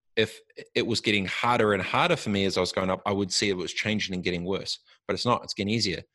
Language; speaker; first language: English; native; English